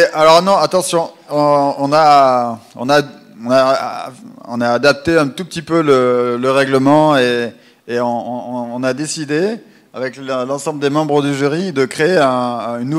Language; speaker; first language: French; native; French